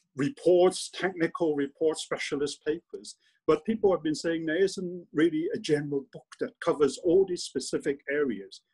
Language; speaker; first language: English; non-native, local second language; Cantonese